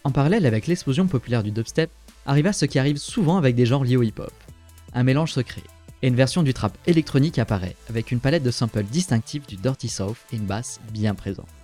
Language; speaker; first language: French; native; French